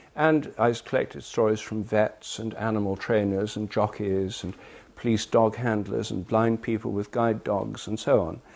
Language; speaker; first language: English; native; English